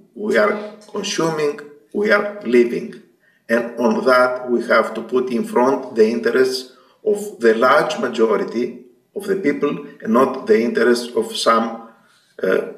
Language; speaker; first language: English; non-native, fluent; Greek